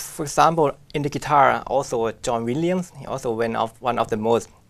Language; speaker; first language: English; non-native, fluent; Thai